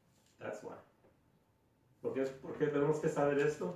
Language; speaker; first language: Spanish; early bilingual, heritage; Spanish